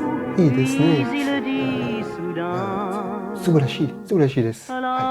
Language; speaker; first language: Japanese; non-native, learner; French